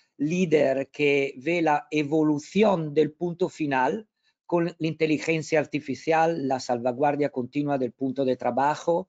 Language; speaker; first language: Spanish; non-native, learner; Italian